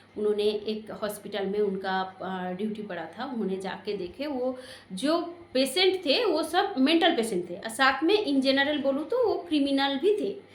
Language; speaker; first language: Hindi; non-native, local second language; Bangla